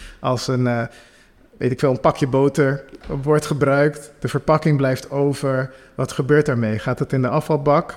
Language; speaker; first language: Dutch; non-native, local second language; Papiamento